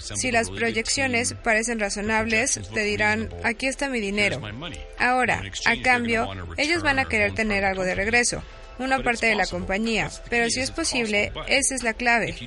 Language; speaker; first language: Spanish; non-native, fluent; English